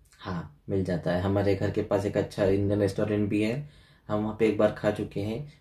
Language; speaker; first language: Hindi; native; Hindi